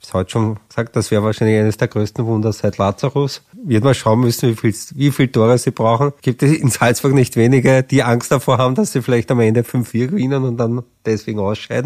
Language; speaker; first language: German; native; German